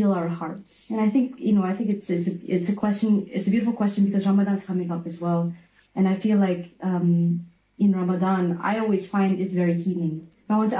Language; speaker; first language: English; non-native, local second language; Malay